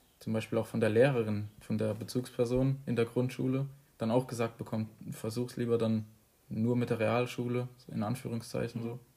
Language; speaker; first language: German; native; German